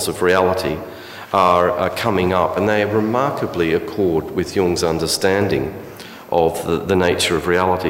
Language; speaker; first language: English; native; English